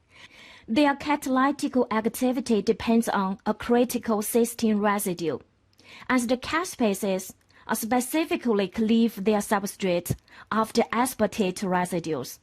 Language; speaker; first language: English; non-native, fluent; Chinese